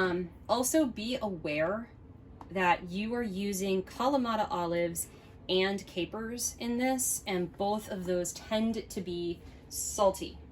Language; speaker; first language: English; native; English